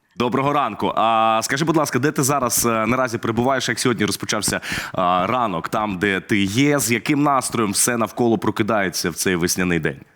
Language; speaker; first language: Ukrainian; native; Ukrainian